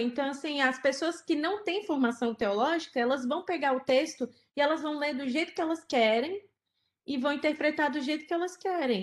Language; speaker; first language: Portuguese; native; Portuguese